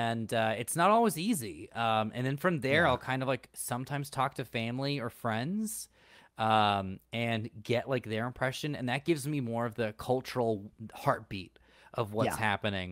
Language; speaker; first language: English; native; English